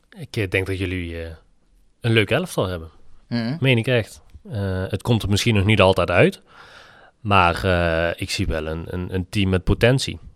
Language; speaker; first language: Dutch; native; Dutch